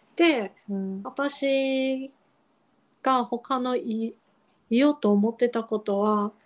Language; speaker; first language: Japanese; non-native, fluent; Chinese